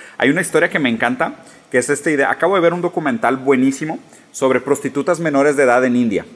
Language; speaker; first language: Spanish; early bilingual, other home language; Portuguese